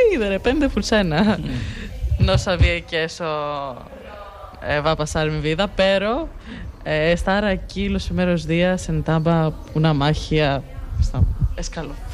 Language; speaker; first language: Spanish; non-native, learner; Greek